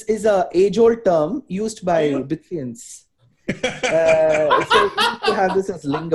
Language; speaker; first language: English; non-native, local second language; Tamil